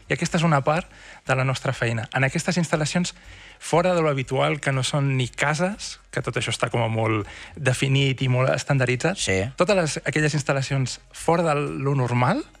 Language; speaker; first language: Catalan; native; Catalan